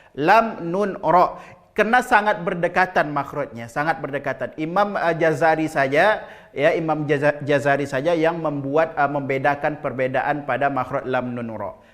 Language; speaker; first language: Malay; native; Malay